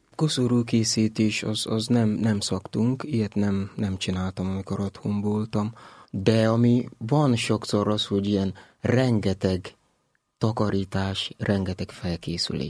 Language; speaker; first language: Hungarian; non-native, learner; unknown